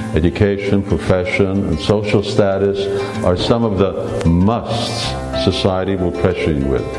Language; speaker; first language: English; early bilingual, other home language; Hungarian